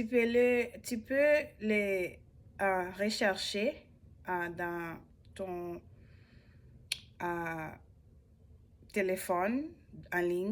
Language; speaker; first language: French; non-native, learner; English